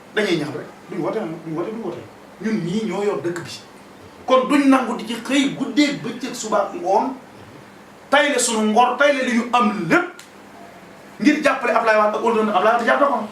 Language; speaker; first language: Wolof; native; Wolof